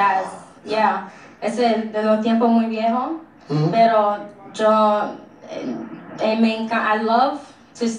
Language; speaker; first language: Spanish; early bilingual, heritage; English